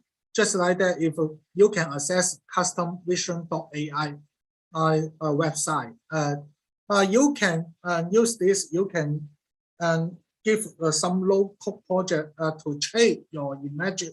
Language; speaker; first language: English; non-native, learner; Cantonese